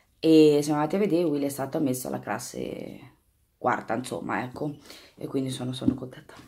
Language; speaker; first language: Italian; native; Italian